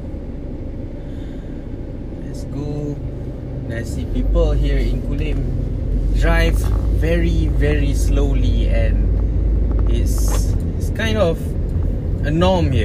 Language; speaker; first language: English; non-native, local second language; Malay